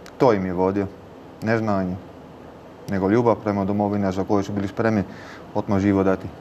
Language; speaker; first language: Bosnian; non-native, learner; Dutch